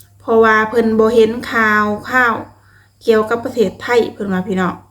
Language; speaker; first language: Thai; non-native, local second language; Lao